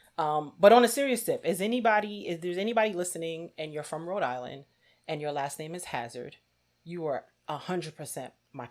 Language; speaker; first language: English; native; English